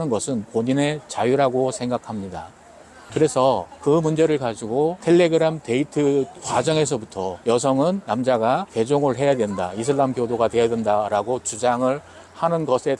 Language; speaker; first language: Korean; native; Korean